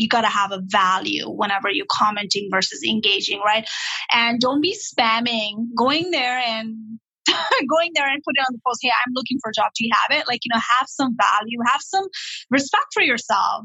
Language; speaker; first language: English; non-native, local second language; Nepali